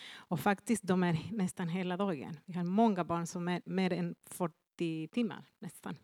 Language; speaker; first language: Swedish; non-native, fluent; Spanish